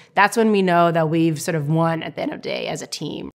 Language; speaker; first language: English; non-native, fluent; Hebrew